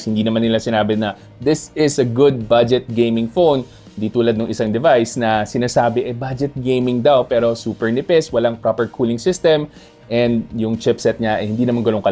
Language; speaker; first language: Filipino; native; Filipino